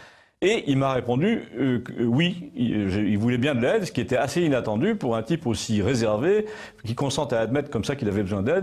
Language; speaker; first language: French; native; French